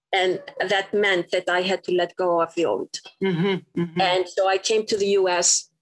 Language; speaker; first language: English; non-native, fluent; Icelandic